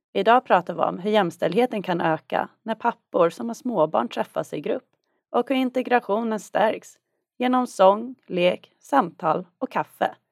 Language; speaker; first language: Swedish; native; Swedish